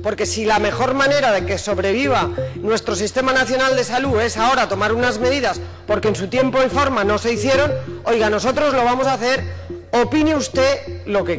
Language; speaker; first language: Spanish; native; Spanish